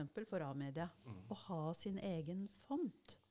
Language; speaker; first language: Norwegian; native; Norwegian